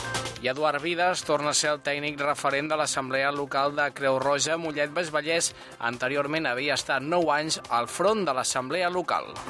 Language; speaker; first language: Catalan; native; Catalan